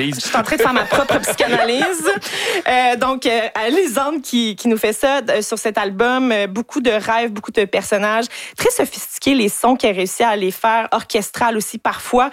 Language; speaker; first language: French; native; French